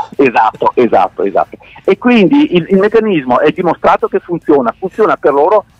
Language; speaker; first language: Italian; native; Italian